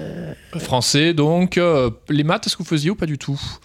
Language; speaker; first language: French; native; French